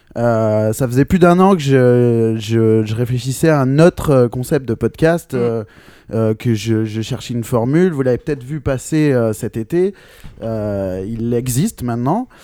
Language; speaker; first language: French; native; French